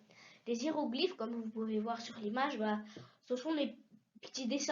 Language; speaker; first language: French; early bilingual, heritage; French